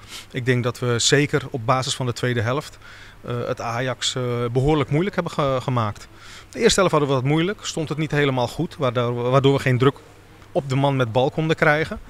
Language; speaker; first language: Dutch; native; Dutch